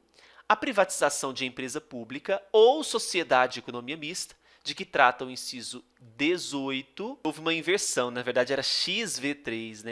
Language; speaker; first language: Portuguese; native; Portuguese